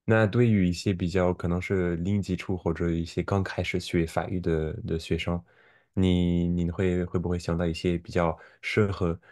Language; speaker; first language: Chinese; non-native, fluent; French